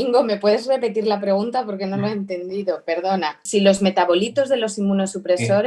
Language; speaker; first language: Spanish; native; Spanish